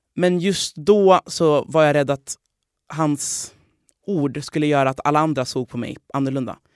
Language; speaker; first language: Swedish; non-native, fluent; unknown